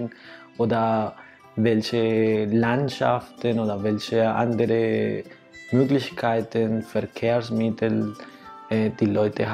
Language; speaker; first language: German; non-native, fluent; Spanish